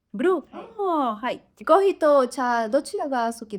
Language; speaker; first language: Japanese; non-native, learner; Spanish